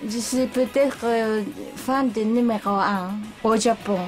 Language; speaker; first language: French; non-native, learner; Japanese